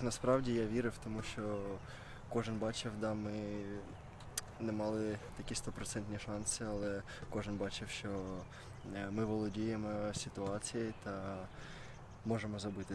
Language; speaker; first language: Ukrainian; early bilingual, heritage; Ukrainian